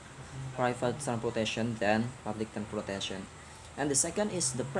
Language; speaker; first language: English; non-native, learner; Indonesian